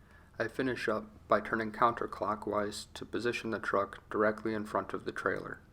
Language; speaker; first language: English; native; English